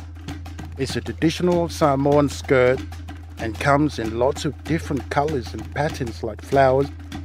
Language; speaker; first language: English; non-native, fluent; Samoan